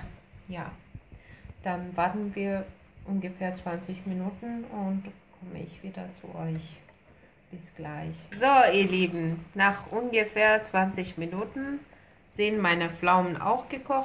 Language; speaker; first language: German; non-native, fluent; Persian